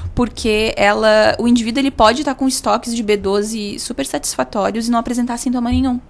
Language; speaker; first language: Portuguese; native; Portuguese